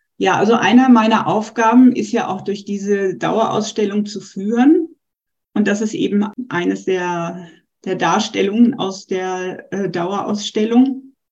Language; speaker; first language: German; native; German